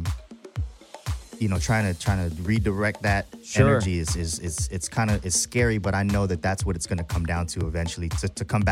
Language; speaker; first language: English; native; English